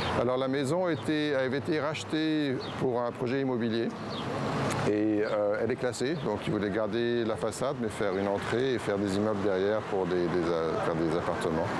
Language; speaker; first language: French; non-native, local second language; Arabic